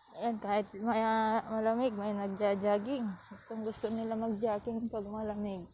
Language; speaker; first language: Filipino; native; Filipino